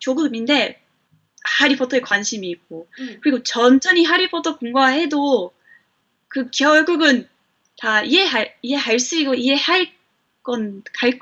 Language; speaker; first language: Korean; non-native, fluent; English